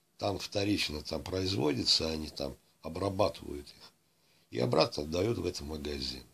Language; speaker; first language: Russian; non-native, local second language; Azerbaijani